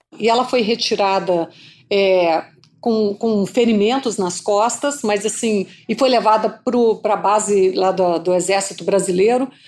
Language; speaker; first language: Portuguese; native; Portuguese